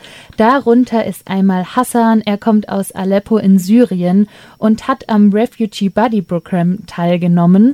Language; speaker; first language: German; native; German